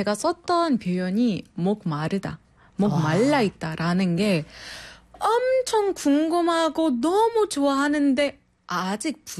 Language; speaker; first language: Korean; non-native, fluent; Arabic